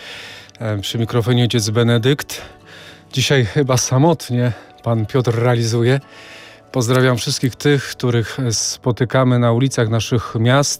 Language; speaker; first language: Polish; native; Polish